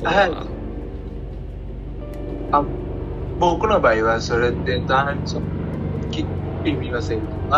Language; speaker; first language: Japanese; non-native, learner; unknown